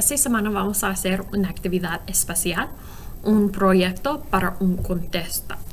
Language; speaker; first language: Spanish; non-native, learner; English